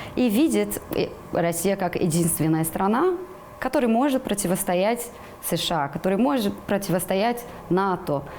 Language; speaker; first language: Russian; non-native, fluent; Portuguese